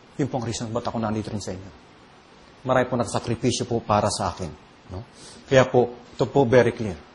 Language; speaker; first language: Filipino; non-native, local second language; Bikol